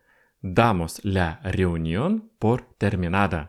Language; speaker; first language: Spanish; non-native, fluent; Russian